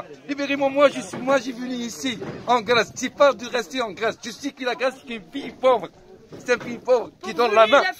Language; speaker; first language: French; non-native, fluent; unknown